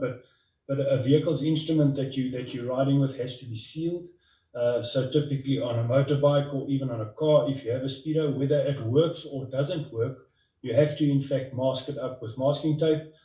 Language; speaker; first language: English; non-native, local second language; Afrikaans